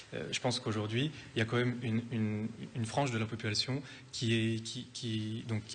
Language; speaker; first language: French; native; French